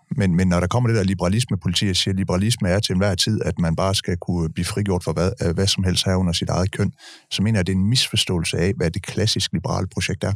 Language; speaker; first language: Danish; native; Danish